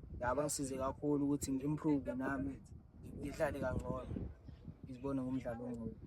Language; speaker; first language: Zulu; native; Zulu